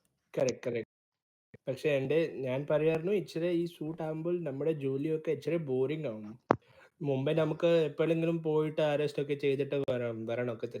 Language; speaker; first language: Malayalam; early bilingual, heritage; Malayalam